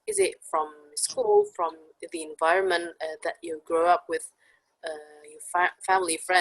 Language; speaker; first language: English; non-native, fluent; Indonesian